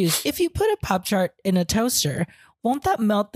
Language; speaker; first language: English; non-native, local second language; Hiligaynon